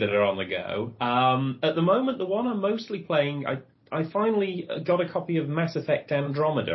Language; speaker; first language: English; native; English